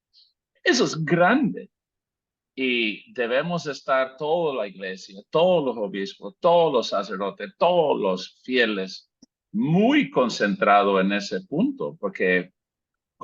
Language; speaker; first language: Spanish; native; Spanish